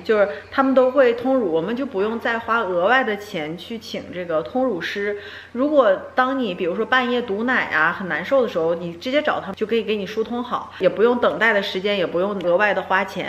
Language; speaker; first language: Chinese; native; Chinese